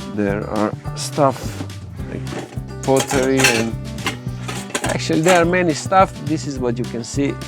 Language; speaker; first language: English; non-native, fluent; Croatian